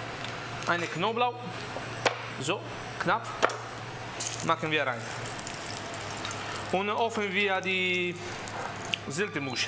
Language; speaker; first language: German; non-native, learner; Italian